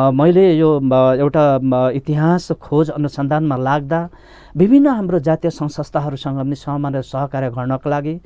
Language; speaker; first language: Nepali; non-native, local second language; Limbu